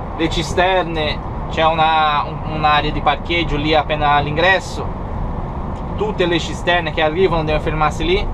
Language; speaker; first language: Italian; non-native, fluent; Portuguese